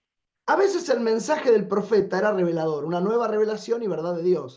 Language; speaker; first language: Spanish; native; Spanish